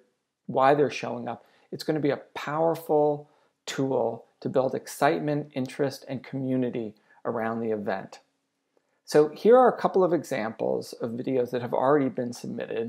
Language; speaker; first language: English; native; English